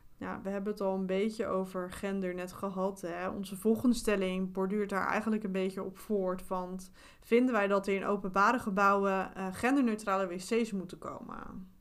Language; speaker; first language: Dutch; native; Dutch